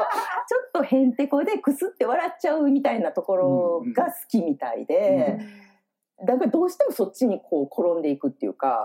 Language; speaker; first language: Japanese; native; Japanese